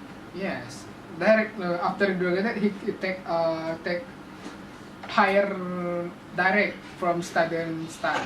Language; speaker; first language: English; non-native, learner; Indonesian